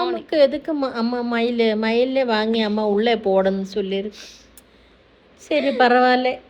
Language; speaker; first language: Tamil; non-native, learner; Malayalam